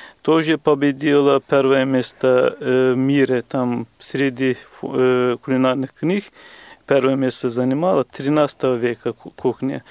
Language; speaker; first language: Russian; non-native, fluent; Turkish